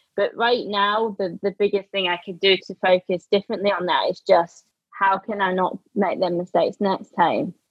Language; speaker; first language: English; native; English